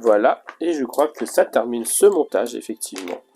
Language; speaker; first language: French; native; French